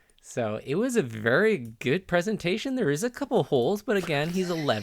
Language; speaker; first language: English; native; English